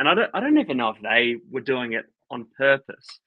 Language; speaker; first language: English; native; English